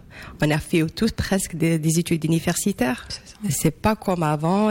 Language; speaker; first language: French; non-native, local second language; Arabic